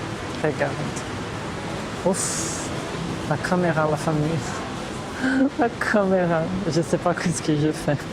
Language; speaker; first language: French; non-native, fluent; Portuguese